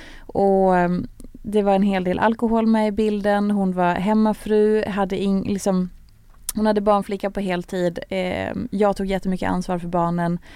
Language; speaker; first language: Swedish; native; Swedish